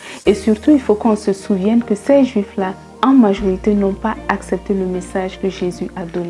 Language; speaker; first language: French; native; French